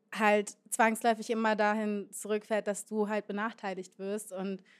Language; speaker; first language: German; native; German